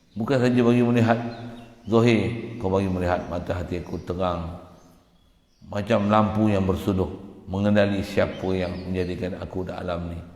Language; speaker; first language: Malay; native; Malay